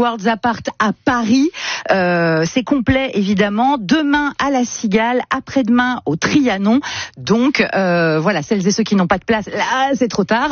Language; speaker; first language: French; native; French